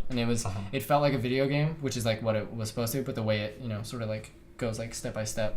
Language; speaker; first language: English; native; English